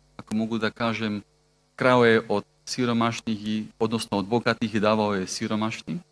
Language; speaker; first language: Bosnian; non-native, fluent; Slovak